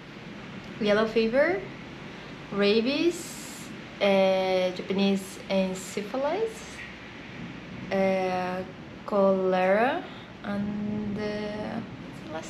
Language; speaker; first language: English; non-native, fluent; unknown